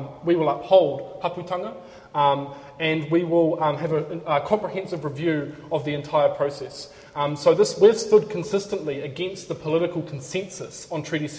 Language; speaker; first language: English; native; English